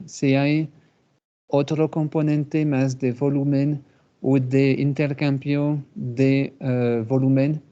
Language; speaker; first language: Spanish; non-native, fluent; French